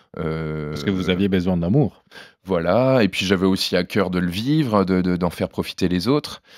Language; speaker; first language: French; native; French